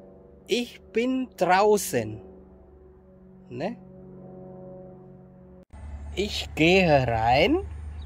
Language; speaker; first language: German; non-native, fluent; Khmer